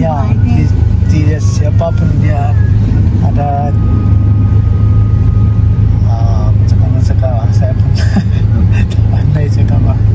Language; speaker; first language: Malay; non-native, learner; Tedim Chin